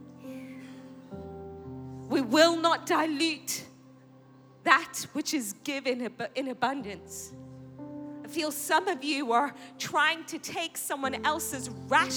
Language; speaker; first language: English; native; English